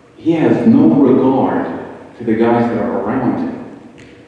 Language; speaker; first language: English; native; English